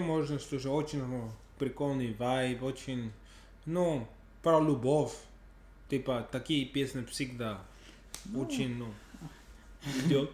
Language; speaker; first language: Russian; non-native, fluent; English